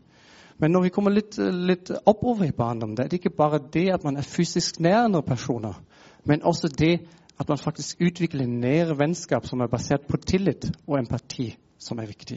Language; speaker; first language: Norwegian; non-native, fluent; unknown